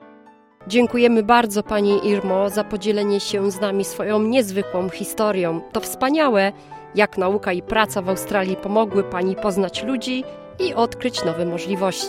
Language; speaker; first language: Polish; native; Polish